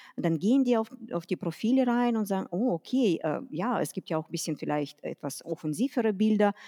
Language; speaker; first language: German; non-native, fluent; Russian